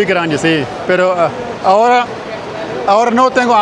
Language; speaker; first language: Spanish; non-native, learner; Hindi